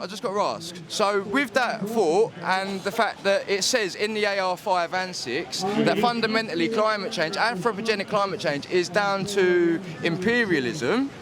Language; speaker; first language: English; native; English